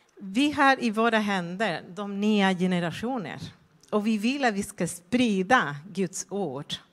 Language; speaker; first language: Swedish; non-native, fluent; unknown